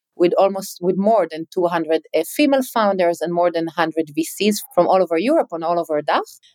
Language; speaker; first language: English; non-native, fluent; Hebrew